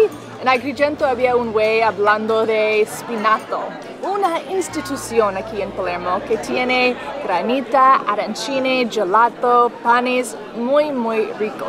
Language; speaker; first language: Spanish; non-native, fluent; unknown